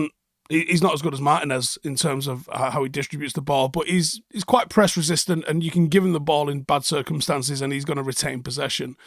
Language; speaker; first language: English; native; English